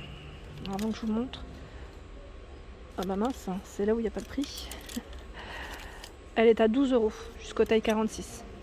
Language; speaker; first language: French; native; French